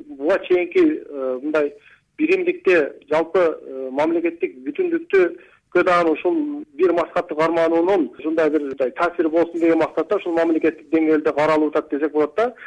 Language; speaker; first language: Kyrgyz; native; Kyrgyz